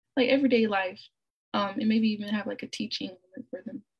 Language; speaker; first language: English; native; English